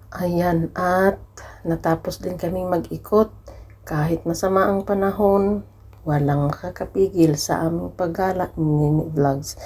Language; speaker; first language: Filipino; native; Filipino